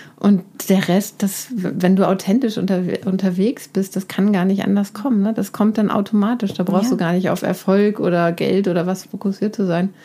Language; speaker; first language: German; native; German